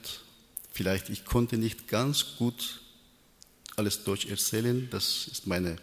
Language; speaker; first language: German; non-native, learner; Persian